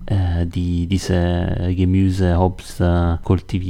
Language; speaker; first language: German; non-native, learner; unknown